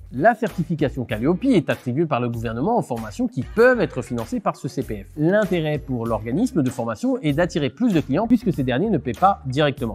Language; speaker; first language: French; native; French